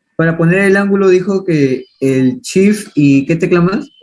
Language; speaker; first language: Spanish; native; Spanish